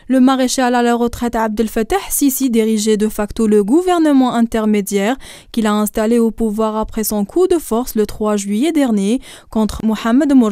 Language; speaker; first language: French; non-native, local second language; Arabic